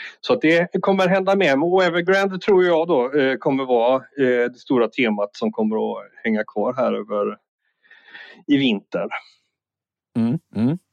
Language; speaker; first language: Swedish; native; Swedish